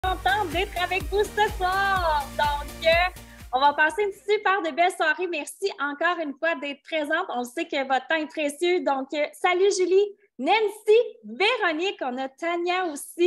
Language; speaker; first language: French; native; French